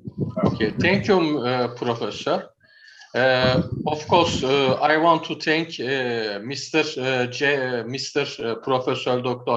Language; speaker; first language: English; non-native, learner; Turkish